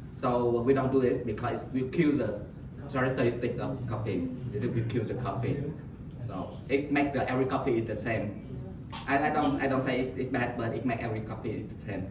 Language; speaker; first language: English; non-native, learner; Vietnamese